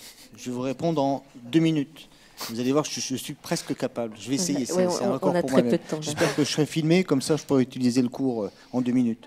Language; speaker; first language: French; native; French